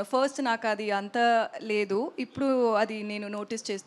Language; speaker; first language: Telugu; non-native, local second language; Tamil